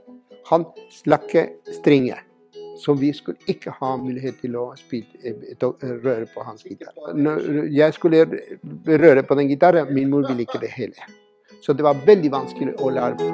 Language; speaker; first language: Norwegian; non-native, fluent; Spanish